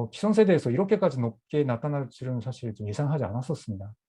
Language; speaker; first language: Korean; non-native, fluent; Japanese